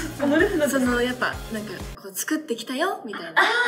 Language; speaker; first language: Japanese; native; Japanese